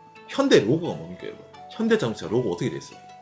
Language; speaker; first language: Korean; native; Korean